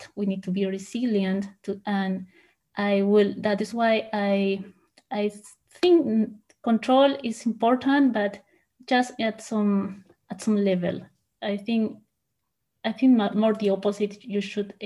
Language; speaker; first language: English; non-native, fluent; Spanish